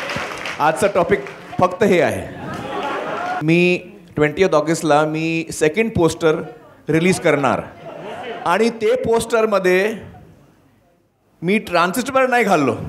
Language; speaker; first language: Marathi; non-native, local second language; Hindi